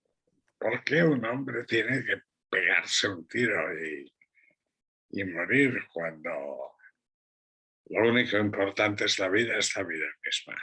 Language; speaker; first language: Spanish; non-native, local second language; Catalan